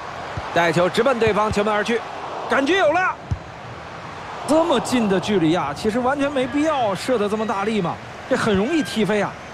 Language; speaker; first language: Chinese; native; Chinese